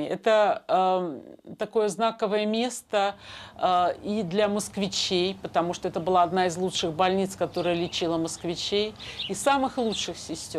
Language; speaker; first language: Russian; native; Russian